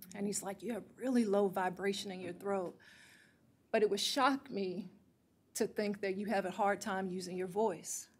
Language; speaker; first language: English; native; English